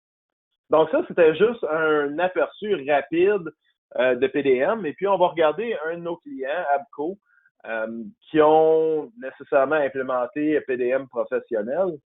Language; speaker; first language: French; native; French